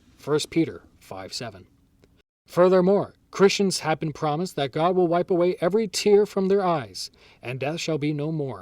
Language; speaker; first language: English; native; English